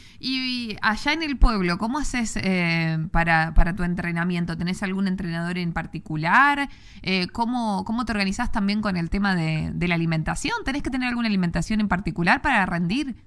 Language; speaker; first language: Spanish; native; Spanish